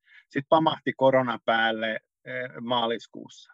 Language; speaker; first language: Finnish; non-native, local second language; Swedish